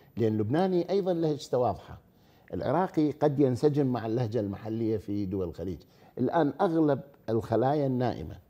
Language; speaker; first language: Arabic; native; Arabic